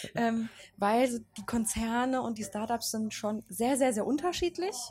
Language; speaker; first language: German; native; German